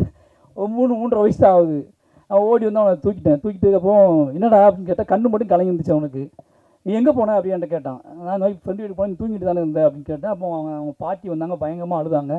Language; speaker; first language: Tamil; native; Tamil